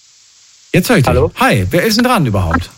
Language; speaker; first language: German; native; German